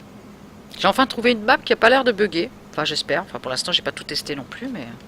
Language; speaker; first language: French; native; French